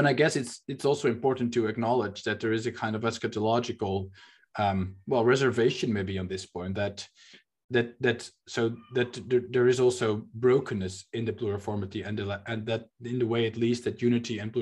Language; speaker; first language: English; non-native, fluent; Dutch